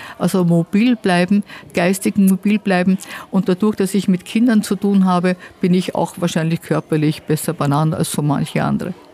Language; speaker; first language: German; native; German